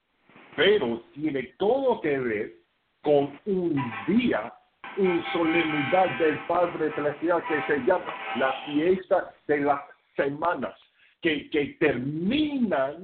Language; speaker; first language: Spanish; non-native, fluent; English